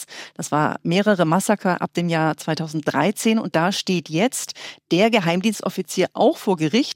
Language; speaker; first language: German; native; German